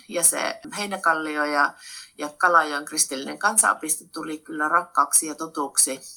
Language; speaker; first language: Finnish; native; Finnish